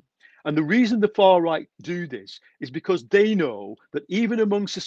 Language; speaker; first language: English; native; English